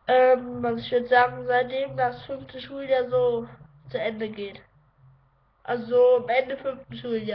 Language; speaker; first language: German; native; German